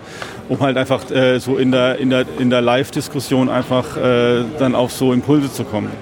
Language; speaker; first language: German; native; German